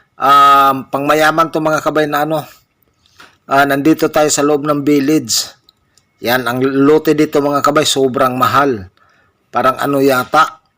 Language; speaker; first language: Filipino; non-native, local second language; Cebuano